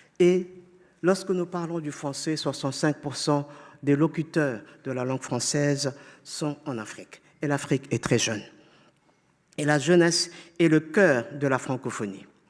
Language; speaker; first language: French; non-native, fluent; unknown